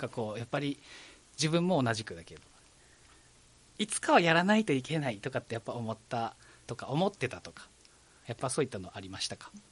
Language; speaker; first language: Japanese; native; Japanese